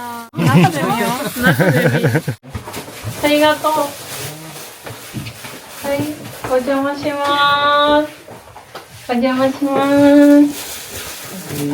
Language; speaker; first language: Japanese; native; Japanese